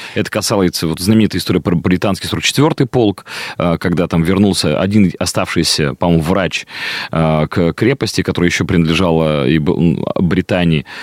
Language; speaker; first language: Russian; native; Russian